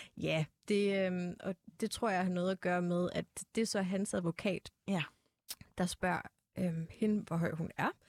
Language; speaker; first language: Danish; native; Danish